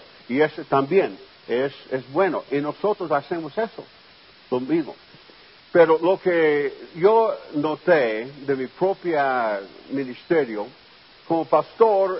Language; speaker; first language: Spanish; non-native, fluent; English